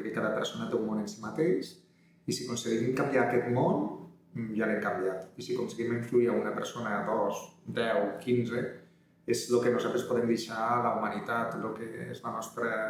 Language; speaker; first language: Catalan; native; Catalan